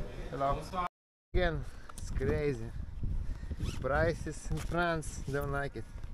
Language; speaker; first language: English; non-native, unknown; Lithuanian